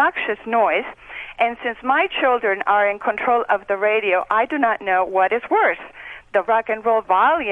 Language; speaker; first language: English; non-native, fluent; Spanish